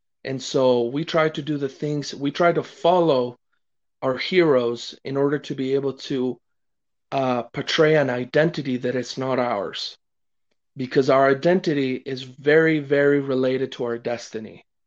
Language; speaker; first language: English; non-native, fluent; Spanish